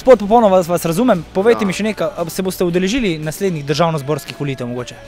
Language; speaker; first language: Slovenian; native; Slovenian